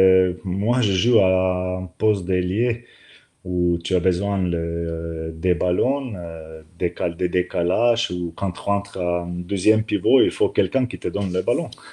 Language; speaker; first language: French; non-native, learner; Slovenian